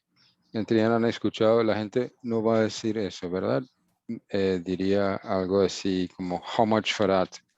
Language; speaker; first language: Spanish; non-native, fluent; English